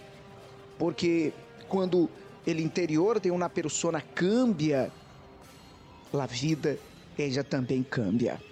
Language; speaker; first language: Portuguese; non-native, learner; Spanish